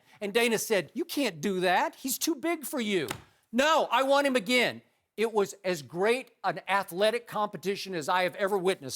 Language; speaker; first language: English; native; English